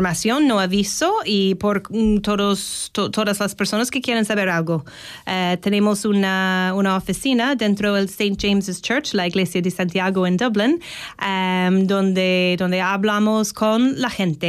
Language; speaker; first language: Spanish; non-native, fluent; English